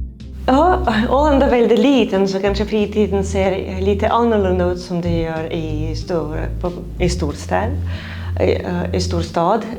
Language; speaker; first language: Swedish; non-native, fluent; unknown